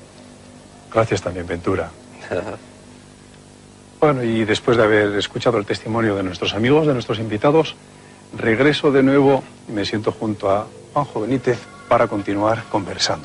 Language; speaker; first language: Spanish; native; Spanish